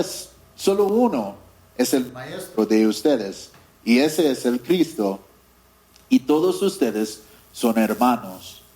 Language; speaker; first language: Spanish; non-native, fluent; English